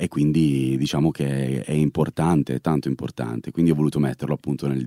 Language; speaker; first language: Italian; native; Italian